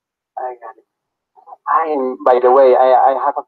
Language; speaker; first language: English; non-native, learner; Spanish